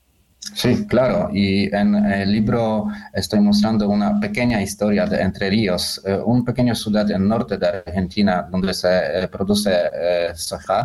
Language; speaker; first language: Spanish; non-native, fluent; Polish